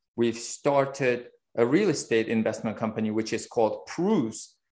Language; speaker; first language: English; non-native, fluent; Uzbek